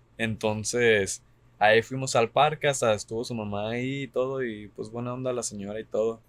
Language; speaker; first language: Spanish; early bilingual, heritage; Spanish